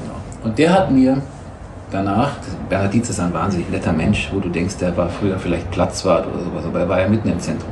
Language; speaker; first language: German; native; German